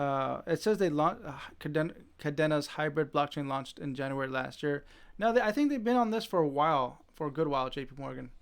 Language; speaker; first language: English; native; English